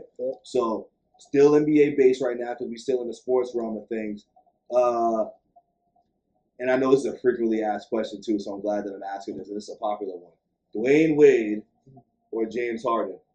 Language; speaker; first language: English; native; English